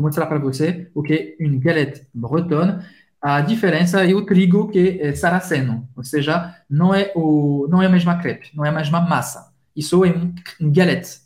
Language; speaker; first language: Portuguese; non-native, fluent; French